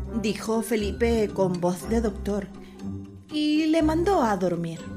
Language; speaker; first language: Spanish; native; Spanish